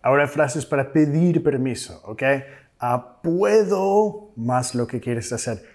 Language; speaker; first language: Spanish; non-native, fluent; English